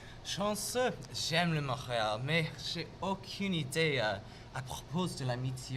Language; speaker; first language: French; non-native, local second language; English